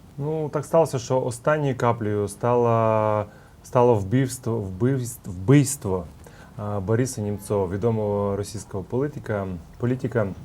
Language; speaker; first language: Ukrainian; early bilingual, heritage; Russian